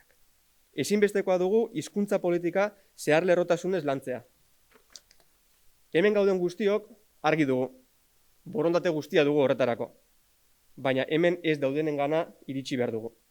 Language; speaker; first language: Basque; native; Basque